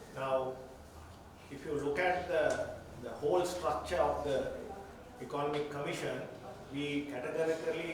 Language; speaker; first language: English; non-native, local second language; Sinhala